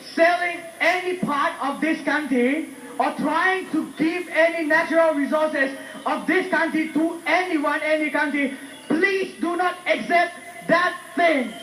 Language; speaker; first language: English; non-native, fluent; Thai